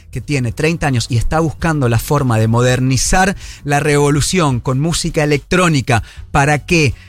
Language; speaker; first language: Spanish; native; Spanish